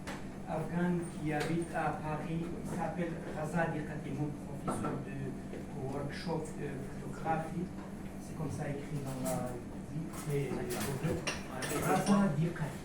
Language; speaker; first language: French; non-native, learner; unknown